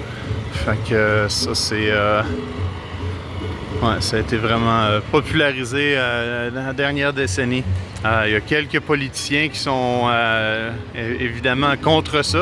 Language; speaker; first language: French; native; French